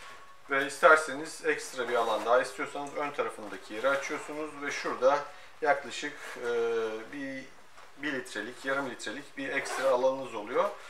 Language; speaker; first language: Turkish; native; Turkish